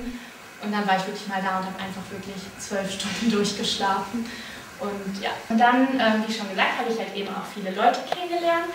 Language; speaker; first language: German; native; German